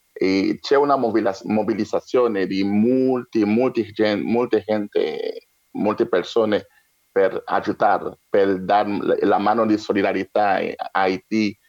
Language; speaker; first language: Italian; non-native, learner; French